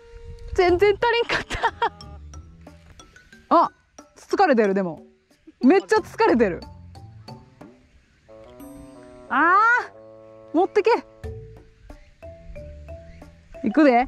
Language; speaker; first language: Japanese; native; Japanese